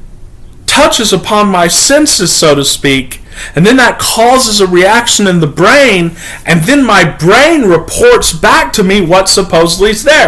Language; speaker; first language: English; native; English